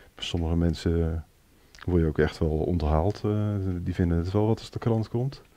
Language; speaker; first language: Dutch; native; Dutch